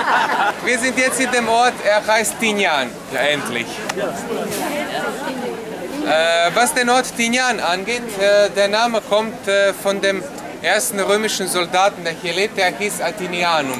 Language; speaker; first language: German; non-native, fluent; Croatian